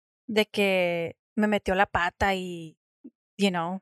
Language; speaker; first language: Spanish; early bilingual, heritage; Spanish